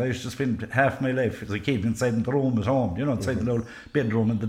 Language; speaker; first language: English; native; English